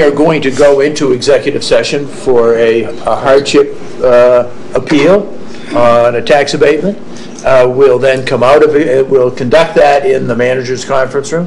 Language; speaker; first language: English; native; English